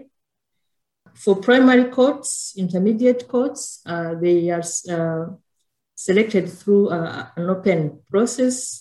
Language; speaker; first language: English; non-native, local second language; Kinyarwanda